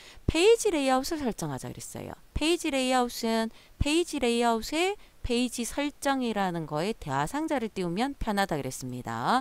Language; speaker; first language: Korean; native; Korean